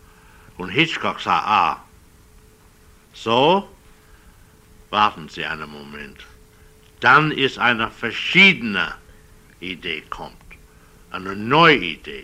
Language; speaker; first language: German; non-native, learner; English